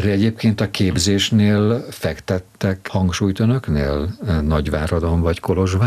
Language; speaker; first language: Hungarian; native; Hungarian